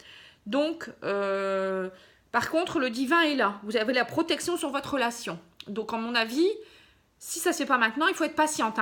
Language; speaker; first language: French; native; French